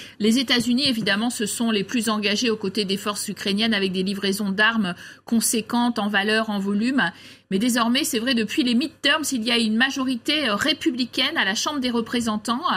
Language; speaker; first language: French; native; French